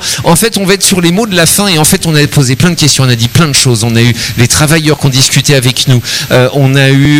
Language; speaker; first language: French; native; French